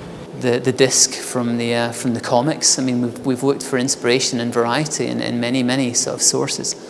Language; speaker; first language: English; native; English